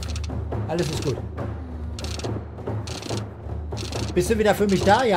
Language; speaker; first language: German; native; German